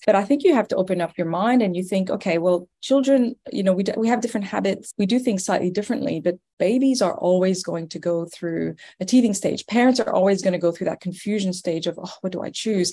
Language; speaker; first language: English; non-native, fluent; French